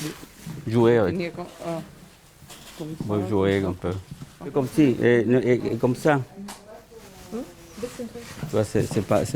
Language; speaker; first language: French; non-native, fluent; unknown